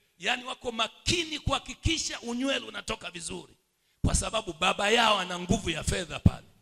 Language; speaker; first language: Swahili; native; Swahili